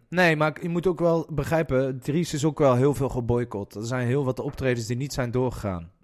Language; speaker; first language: Dutch; early bilingual, other home language; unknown